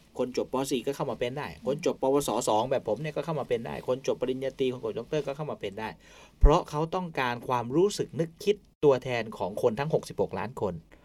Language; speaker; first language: Thai; native; Thai